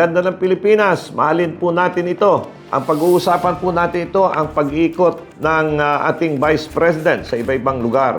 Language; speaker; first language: Filipino; non-native, local second language; Cebuano